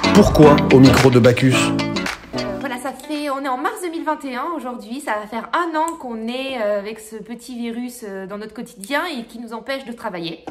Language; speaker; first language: French; native; French